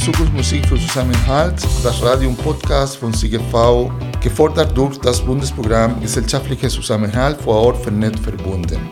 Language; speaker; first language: German; non-native, fluent; Spanish